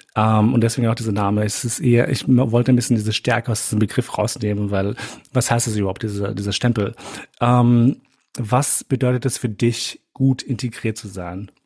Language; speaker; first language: German; early bilingual, other home language; Albanian